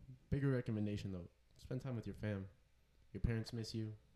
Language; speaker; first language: English; early bilingual, other home language; Spanish